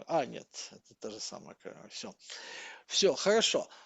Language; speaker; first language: Russian; native; Russian